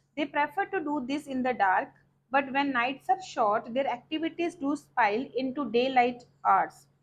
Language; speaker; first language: English; non-native, local second language; Punjabi